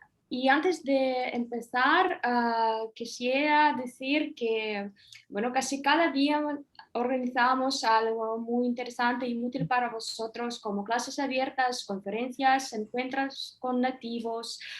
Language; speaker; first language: Spanish; non-native, fluent; Russian